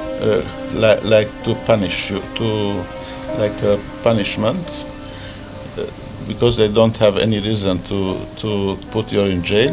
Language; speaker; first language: English; non-native, learner; Hungarian